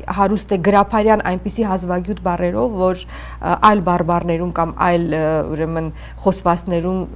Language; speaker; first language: Armenian; native; Armenian